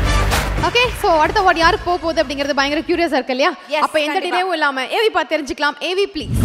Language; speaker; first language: Tamil; native; Tamil